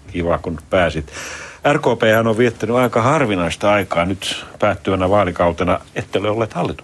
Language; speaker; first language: Finnish; native; Finnish